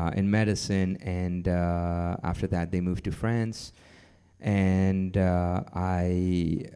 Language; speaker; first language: English; non-native, fluent; French